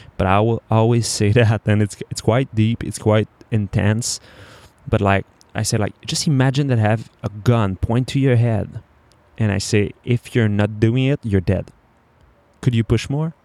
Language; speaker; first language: English; non-native, fluent; French